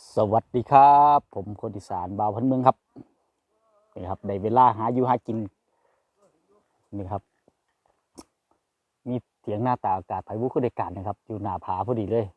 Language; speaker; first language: Thai; non-native, local second language; Northeastern Thai